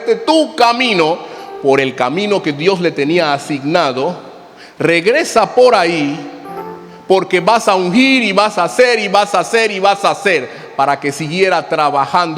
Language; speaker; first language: Spanish; native; Spanish